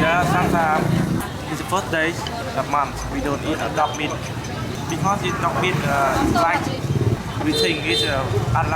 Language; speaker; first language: English; non-native, learner; Vietnamese